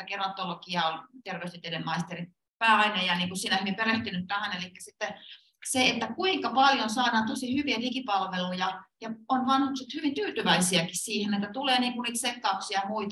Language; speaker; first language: Finnish; native; Finnish